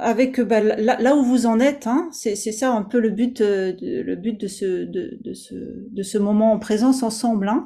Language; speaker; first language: French; native; French